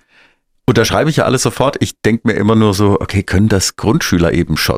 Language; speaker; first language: German; native; German